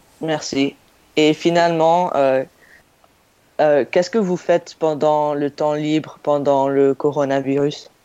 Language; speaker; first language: French; non-native, learner; English